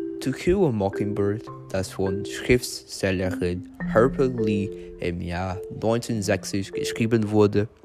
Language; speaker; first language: German; non-native, fluent; Portuguese